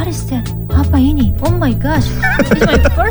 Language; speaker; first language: English; non-native, learner; Korean